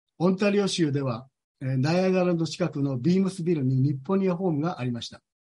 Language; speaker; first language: Japanese; native; Japanese